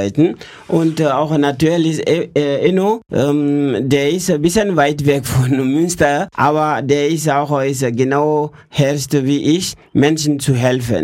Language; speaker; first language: German; non-native, learner; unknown